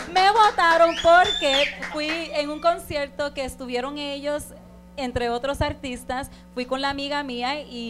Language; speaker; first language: Spanish; native; Spanish